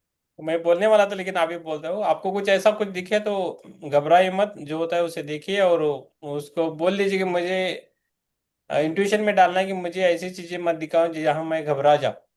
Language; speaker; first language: Hindi; native; Hindi